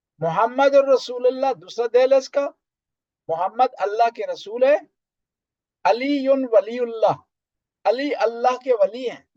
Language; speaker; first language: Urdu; non-native, local second language; Punjabi